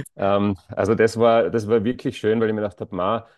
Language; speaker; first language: German; native; German